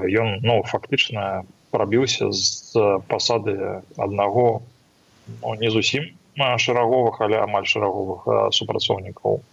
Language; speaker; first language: Belarusian; non-native, local second language; Russian